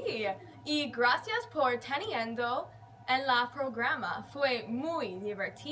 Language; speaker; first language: Spanish; non-native, learner; English